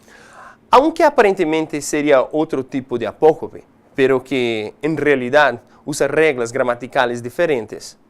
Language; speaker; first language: Spanish; non-native, fluent; Portuguese